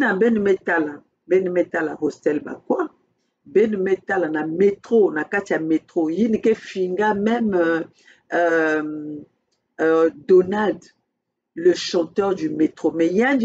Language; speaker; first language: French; non-native, local second language; Kongo